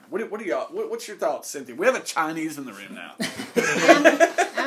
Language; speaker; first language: English; native; English